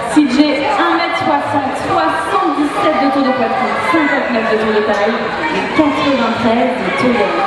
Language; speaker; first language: French; native; French